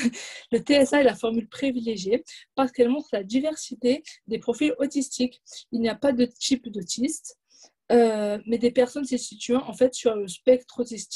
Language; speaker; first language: French; native; French